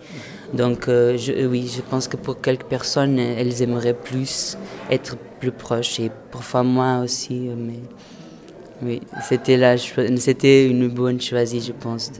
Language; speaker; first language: French; non-native, fluent; Portuguese